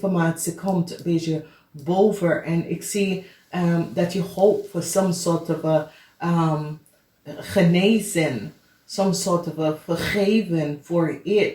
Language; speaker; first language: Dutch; non-native, fluent; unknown